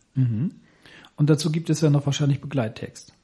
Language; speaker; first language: German; native; German